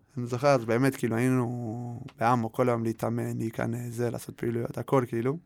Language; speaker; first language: Hebrew; native; Hebrew